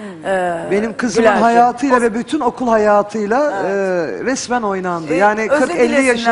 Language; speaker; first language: Turkish; native; Turkish